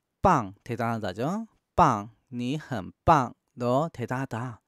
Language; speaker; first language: Chinese; non-native, fluent; Korean